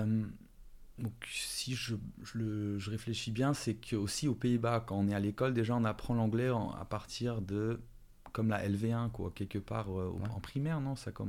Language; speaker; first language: French; early bilingual, other home language; Dutch